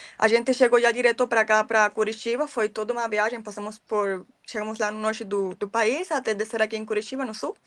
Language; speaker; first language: Portuguese; non-native, fluent; Spanish